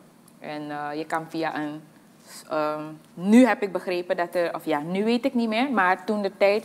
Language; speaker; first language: Dutch; native; Dutch